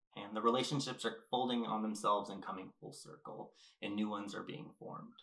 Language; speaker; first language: English; native; English